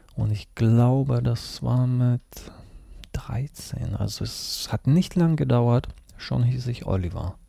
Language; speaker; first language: German; early bilingual, other home language; Russian